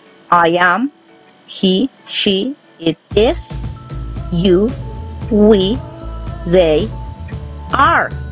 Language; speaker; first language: English; non-native, fluent; Spanish